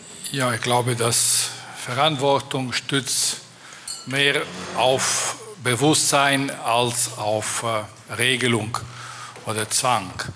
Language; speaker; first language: German; non-native, fluent; French